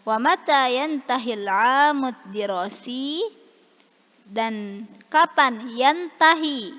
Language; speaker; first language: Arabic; non-native, fluent; Indonesian